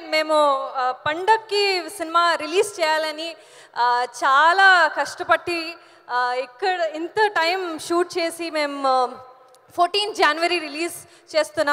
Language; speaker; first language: Telugu; non-native, learner; Kannada